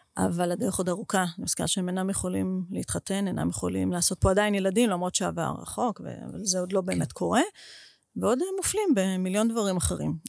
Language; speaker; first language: Hebrew; native; Hebrew